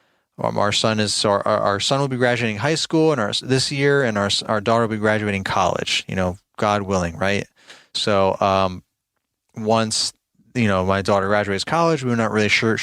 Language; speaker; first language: English; native; English